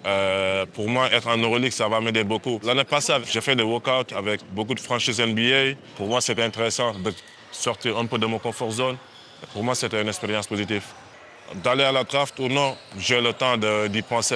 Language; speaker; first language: French; non-native, local second language; Wolof